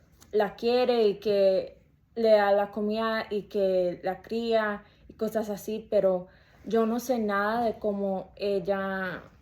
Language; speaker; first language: Spanish; early bilingual, heritage; Spanish